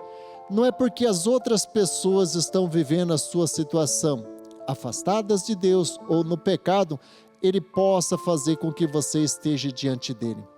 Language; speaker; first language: Portuguese; native; Portuguese